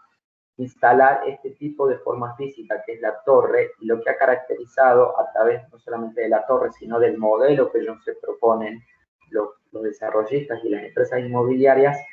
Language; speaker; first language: Spanish; native; Spanish